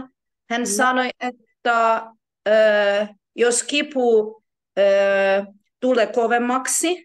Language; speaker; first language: Finnish; non-native, learner; Ukrainian